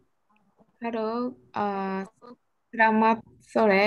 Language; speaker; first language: Indonesian; non-native, learner; Japanese